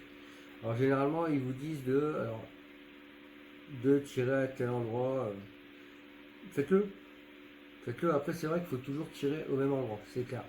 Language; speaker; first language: French; native; French